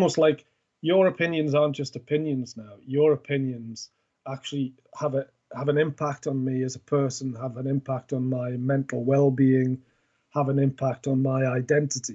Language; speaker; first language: English; native; English